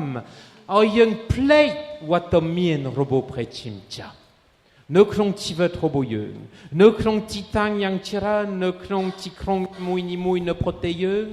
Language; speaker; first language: Khmer; non-native, fluent; French